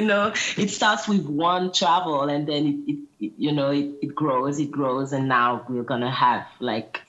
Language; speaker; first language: English; non-native, fluent; Guadeloupean Creole French